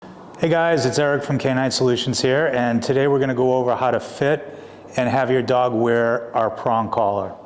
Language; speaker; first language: English; native; English